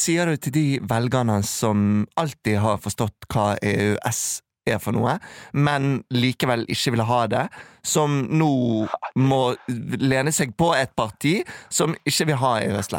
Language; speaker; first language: Norwegian; native; Norwegian